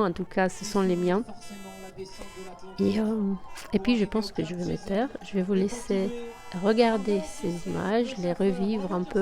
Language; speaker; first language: French; native; French